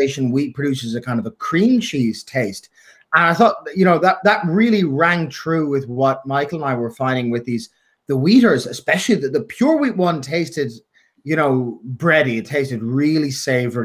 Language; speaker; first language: English; native; English